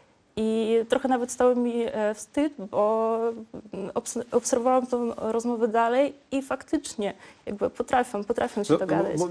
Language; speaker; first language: Polish; non-native, local second language; Ukrainian